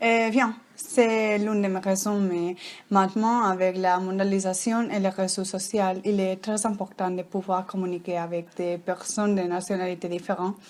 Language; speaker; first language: French; non-native, learner; Spanish